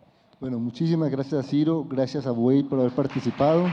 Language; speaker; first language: Spanish; native; Spanish